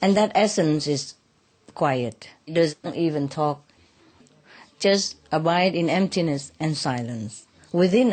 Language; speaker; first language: English; non-native, fluent; Vietnamese